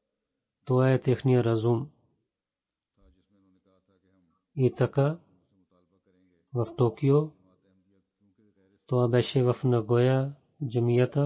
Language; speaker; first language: Bulgarian; non-native, fluent; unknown